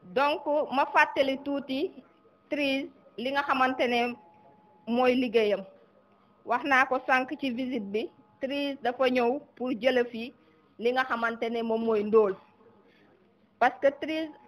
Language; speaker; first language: Wolof; non-native, local second language; Serer